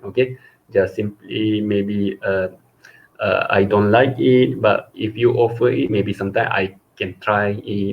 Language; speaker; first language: English; non-native, local second language; Malay